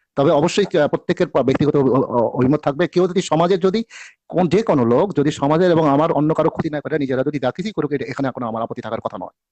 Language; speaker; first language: Bangla; native; Bangla